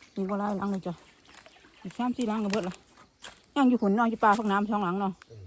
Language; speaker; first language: Thai; native; Thai